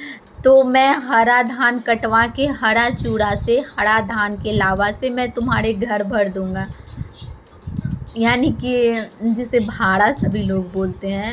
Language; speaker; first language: Hindi; non-native, local second language; Bhojpuri